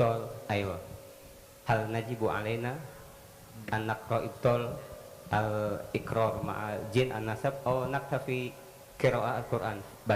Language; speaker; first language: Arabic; non-native, learner; Indonesian